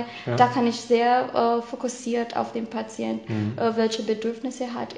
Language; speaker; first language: German; non-native, fluent; Filipino